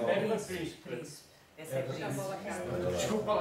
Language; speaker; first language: Portuguese; native; Portuguese